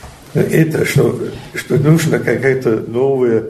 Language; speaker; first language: Russian; non-native, learner; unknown